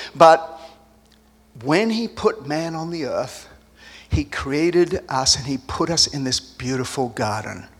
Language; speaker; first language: English; early bilingual, other home language; Spanish